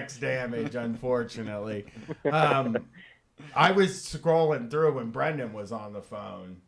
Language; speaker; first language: English; native; English